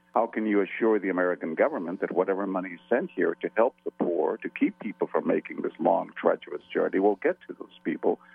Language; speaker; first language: English; early bilingual, other home language; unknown